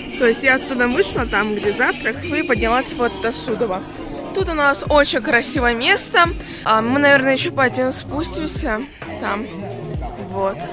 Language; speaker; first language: Russian; non-native, local second language; Azerbaijani